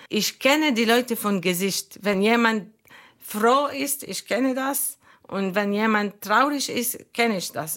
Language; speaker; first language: German; non-native, learner; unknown